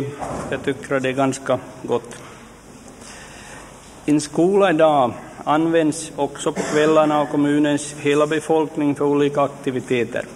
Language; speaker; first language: Swedish; native; Swedish